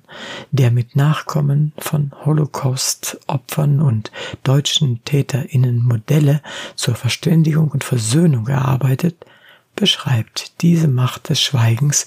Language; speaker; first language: German; native; German